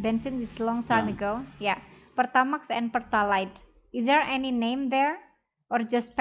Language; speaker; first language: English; non-native, fluent; Indonesian